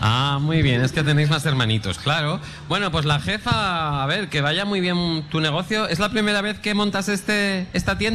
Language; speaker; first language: Spanish; native; Spanish